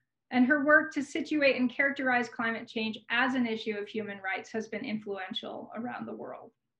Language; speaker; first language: English; native; English